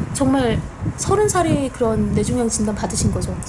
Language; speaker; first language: Korean; native; Korean